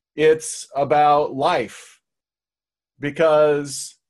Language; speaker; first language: English; native; English